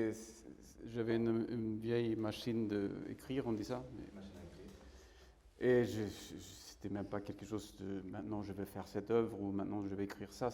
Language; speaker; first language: French; non-native, fluent; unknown